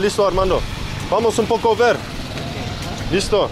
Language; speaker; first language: Spanish; non-native, learner; English